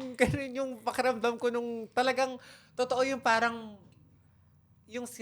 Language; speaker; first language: Filipino; native; Filipino